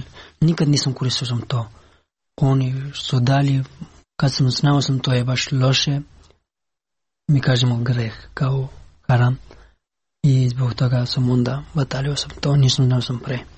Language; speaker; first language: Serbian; non-native, learner; Pashto